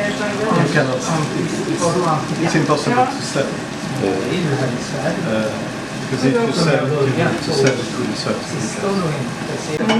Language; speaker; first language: English; non-native, fluent; Swedish